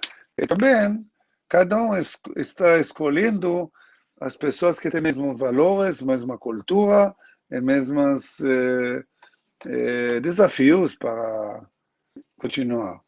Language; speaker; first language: Portuguese; non-native, learner; Hebrew